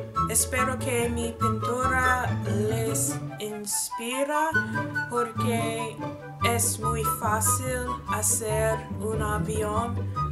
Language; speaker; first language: Spanish; non-native, learner; English